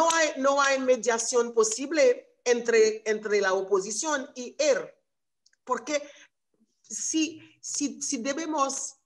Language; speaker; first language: Spanish; non-native, learner; Haitian Creole